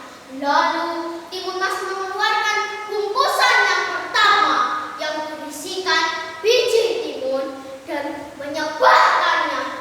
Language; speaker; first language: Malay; non-native, local second language; Javanese